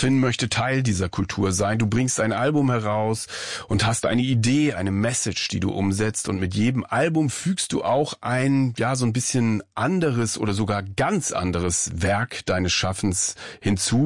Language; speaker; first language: German; native; German